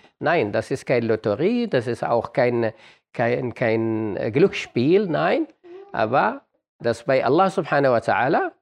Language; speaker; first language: German; non-native, fluent; Arabic